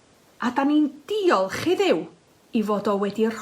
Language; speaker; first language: Welsh; native; Welsh